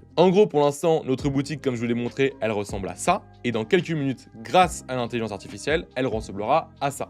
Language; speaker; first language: French; native; French